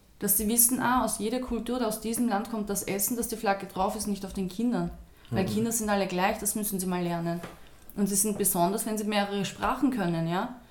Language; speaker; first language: German; early bilingual, other home language; Turkish